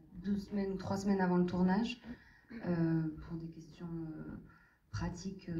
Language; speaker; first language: French; native; French